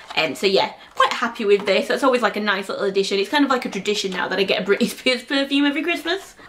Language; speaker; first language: English; native; English